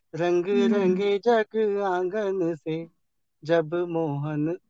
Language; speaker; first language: Hindi; native; Hindi